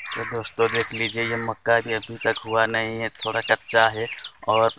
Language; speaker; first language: Hindi; non-native, local second language; Odia